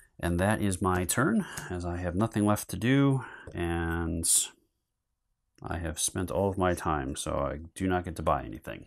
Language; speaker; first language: English; native; English